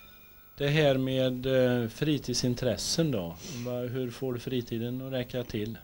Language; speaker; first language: Swedish; native; Swedish